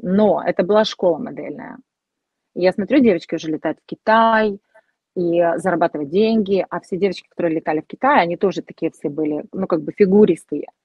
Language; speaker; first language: Russian; native; Russian